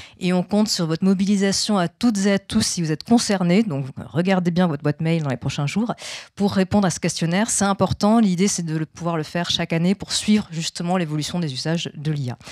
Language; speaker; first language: French; native; French